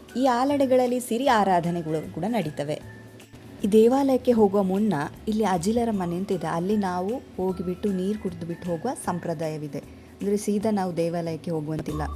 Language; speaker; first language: Kannada; non-native, local second language; Tulu